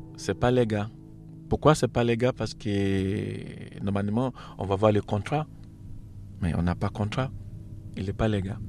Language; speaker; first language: French; non-native, learner; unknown